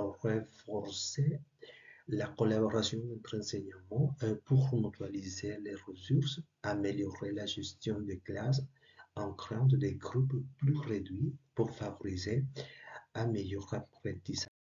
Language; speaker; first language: French; non-native, learner; Spanish